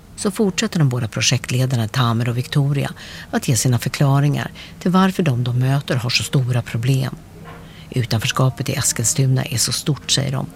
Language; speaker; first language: Swedish; native; Swedish